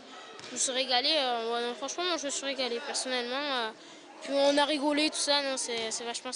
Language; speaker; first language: French; native; French